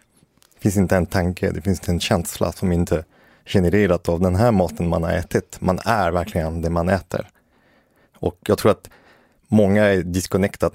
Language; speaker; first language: Swedish; native; Swedish